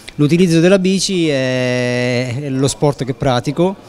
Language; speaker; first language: Italian; native; Italian